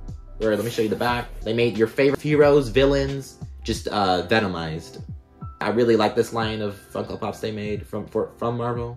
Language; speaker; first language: English; native; English